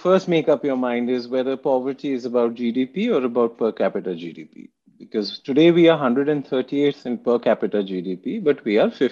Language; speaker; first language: English; non-native, local second language; Hindi